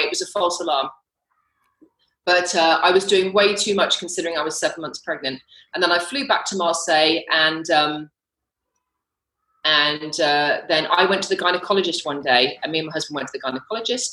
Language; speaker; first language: English; native; English